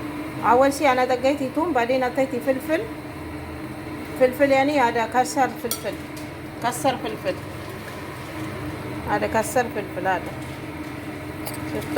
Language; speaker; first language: Arabic; non-native, learner; Amharic